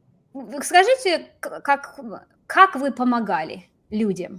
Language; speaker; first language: Russian; non-native, fluent; English